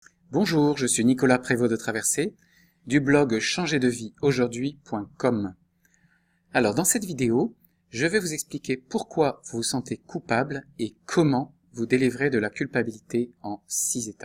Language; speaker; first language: French; native; French